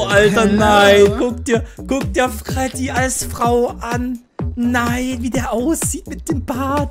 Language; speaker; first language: German; native; German